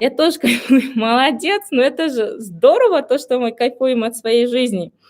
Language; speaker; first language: Russian; non-native, local second language; Kazakh